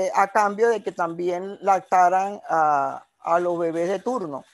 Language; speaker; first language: Spanish; native; Spanish